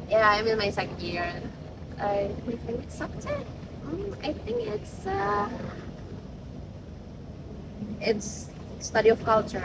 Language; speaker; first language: English; non-native, learner; Indonesian